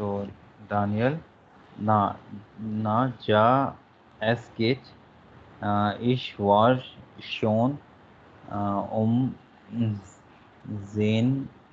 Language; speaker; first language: German; non-native, learner; Hindi